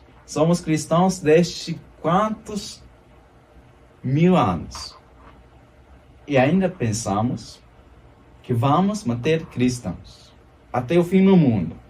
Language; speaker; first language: Portuguese; non-native, fluent; German